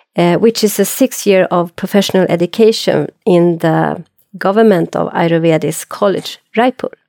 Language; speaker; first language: English; non-native, fluent; Swedish